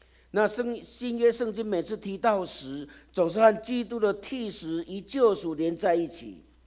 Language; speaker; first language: Chinese; native; Chinese